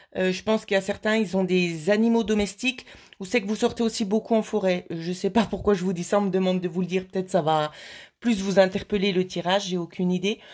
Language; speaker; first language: French; native; French